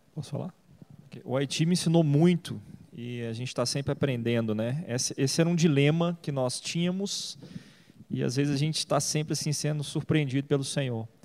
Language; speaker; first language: Portuguese; native; Portuguese